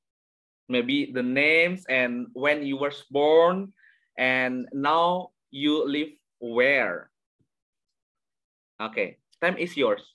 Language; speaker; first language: English; non-native, learner; Indonesian